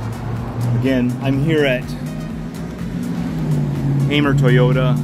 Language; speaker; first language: English; native; English